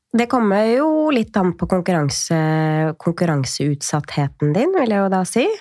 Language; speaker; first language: Norwegian; native; Norwegian